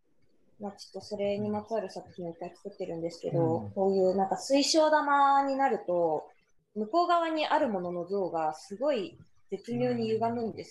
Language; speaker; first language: Japanese; native; Japanese